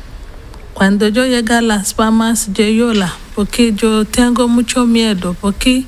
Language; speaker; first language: Spanish; non-native, learner; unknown